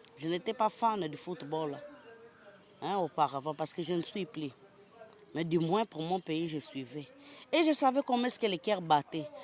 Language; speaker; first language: French; non-native, local second language; Lingala